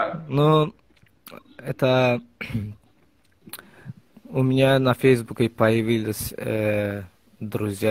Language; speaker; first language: Russian; non-native, fluent; Azerbaijani